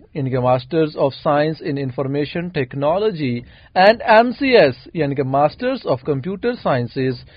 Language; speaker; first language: English; non-native, local second language; Urdu